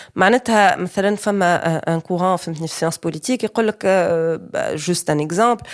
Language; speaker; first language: French; non-native, local second language; Arabic